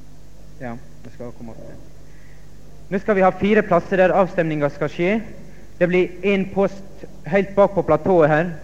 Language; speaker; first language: Norwegian; native; Norwegian